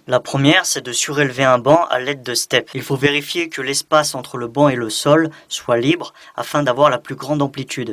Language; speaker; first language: French; native; French